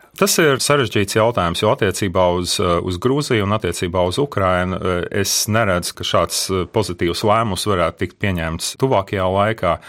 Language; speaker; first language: Latvian; native; Latvian